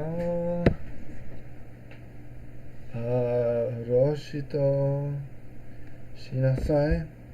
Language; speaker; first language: Japanese; non-native, learner; English